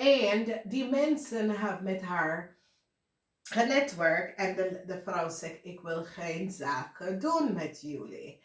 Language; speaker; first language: Dutch; non-native, fluent; English